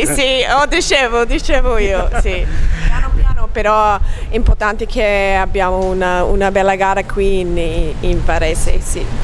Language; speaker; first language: Italian; non-native, learner; English